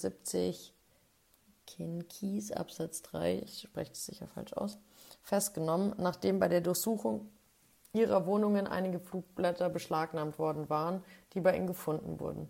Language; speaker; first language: German; native; German